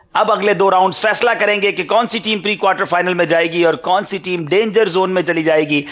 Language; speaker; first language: Urdu; native; Urdu